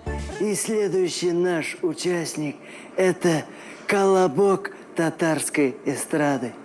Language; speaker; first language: Russian; non-native, local second language; Tatar